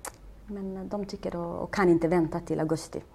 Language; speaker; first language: Swedish; non-native, fluent; Somali